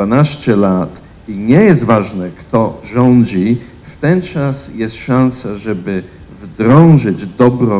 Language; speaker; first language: Polish; non-native, fluent; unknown